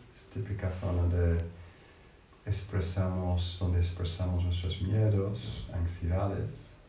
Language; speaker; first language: Spanish; non-native, fluent; English